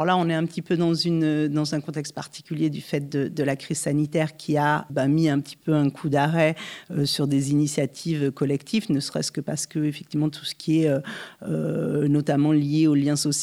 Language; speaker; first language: French; native; French